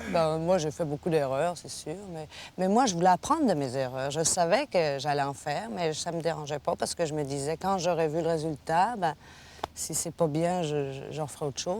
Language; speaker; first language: French; native; French